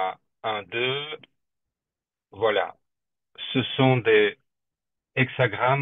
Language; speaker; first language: French; non-native, fluent; Russian